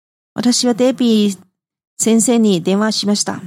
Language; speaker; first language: Japanese; non-native, fluent; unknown